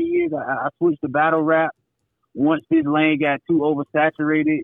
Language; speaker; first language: English; native; English